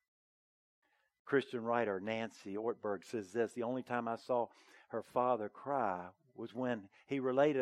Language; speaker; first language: English; native; English